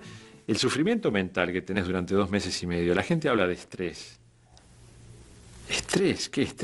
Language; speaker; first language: Spanish; native; Spanish